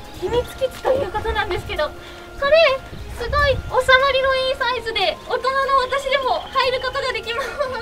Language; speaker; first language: Japanese; native; Japanese